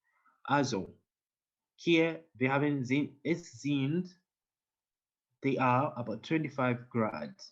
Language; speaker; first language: German; non-native, learner; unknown